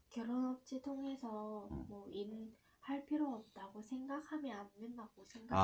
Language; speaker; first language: Korean; non-native, learner; Vietnamese